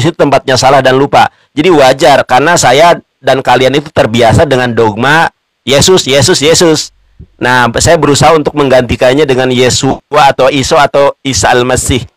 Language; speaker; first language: Indonesian; native; Indonesian